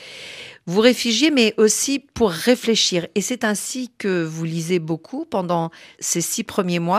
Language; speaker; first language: French; native; French